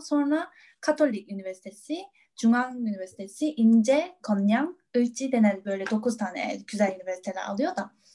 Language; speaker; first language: Turkish; non-native, fluent; Korean